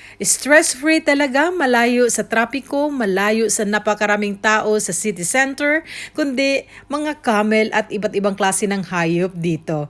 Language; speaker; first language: Filipino; native; Filipino